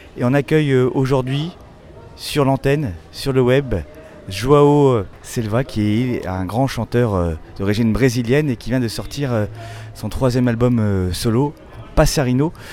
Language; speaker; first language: French; native; French